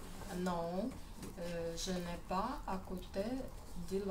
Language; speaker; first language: French; non-native, learner; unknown